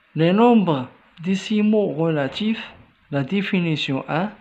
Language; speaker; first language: French; non-native, local second language; Arabic